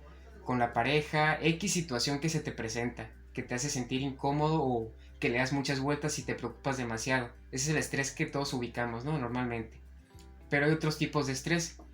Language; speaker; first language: Spanish; native; Spanish